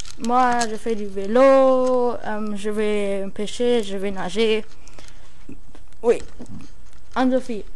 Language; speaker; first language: French; non-native, local second language; Luxembourgish